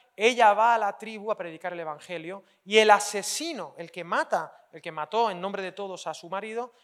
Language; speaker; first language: Spanish; native; Spanish